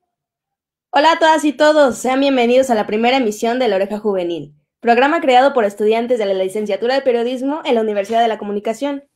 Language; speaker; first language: Spanish; native; Spanish